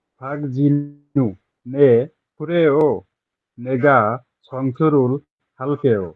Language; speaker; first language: Korean; non-native, learner; Bangla